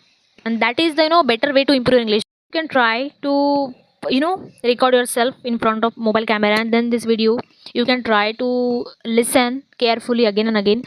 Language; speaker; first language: English; non-native, learner; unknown